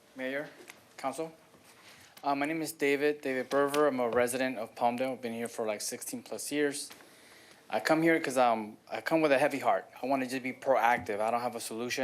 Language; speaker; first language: English; native; English